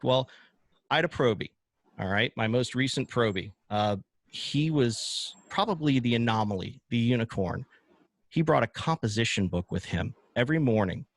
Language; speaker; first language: English; native; English